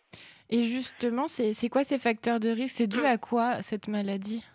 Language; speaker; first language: French; native; French